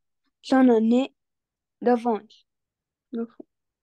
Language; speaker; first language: French; non-native, learner; Arabic